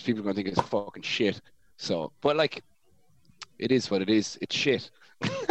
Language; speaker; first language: English; native; English